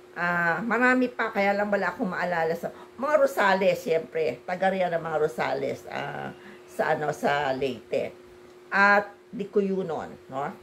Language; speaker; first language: Filipino; native; Filipino